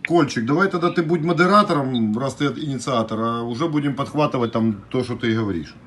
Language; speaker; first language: Russian; native; Russian